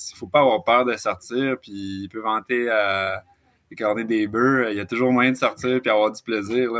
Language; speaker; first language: French; native; French